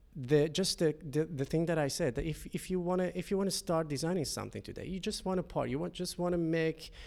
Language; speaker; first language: English; non-native, fluent; Persian